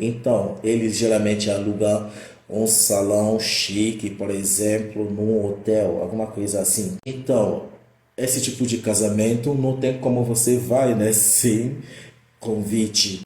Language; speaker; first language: Portuguese; non-native, fluent; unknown